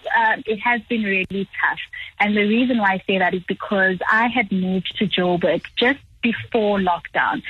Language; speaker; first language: English; non-native, local second language; Zulu